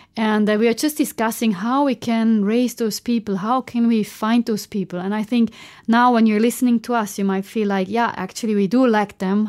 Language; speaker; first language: English; non-native, fluent; German